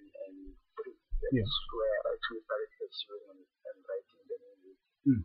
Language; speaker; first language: English; non-native, local second language; Zulu